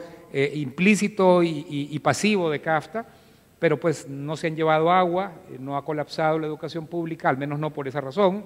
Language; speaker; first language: Spanish; native; Spanish